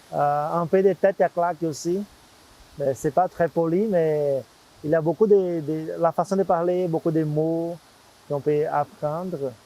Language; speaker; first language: French; non-native, fluent; Portuguese